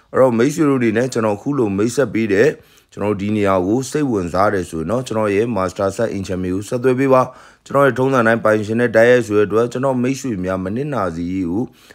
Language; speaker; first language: Burmese; native; Burmese